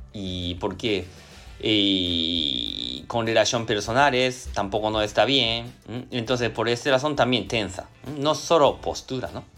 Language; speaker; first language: Spanish; non-native, learner; Japanese